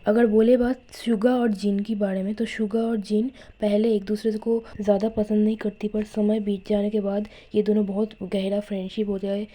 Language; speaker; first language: Hindi; non-native, local second language; Bangla